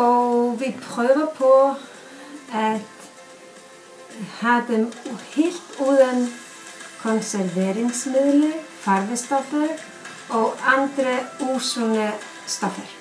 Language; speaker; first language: Danish; non-native, fluent; Icelandic